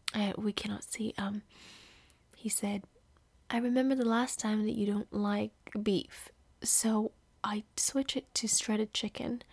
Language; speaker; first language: English; non-native, fluent; Indonesian